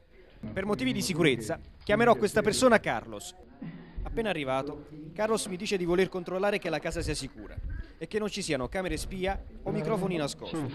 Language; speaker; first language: Italian; native; Italian